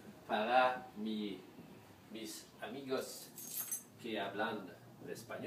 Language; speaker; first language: Spanish; non-native, learner; French